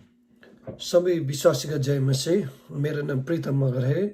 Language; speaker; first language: Hindi; non-native, learner; Nepali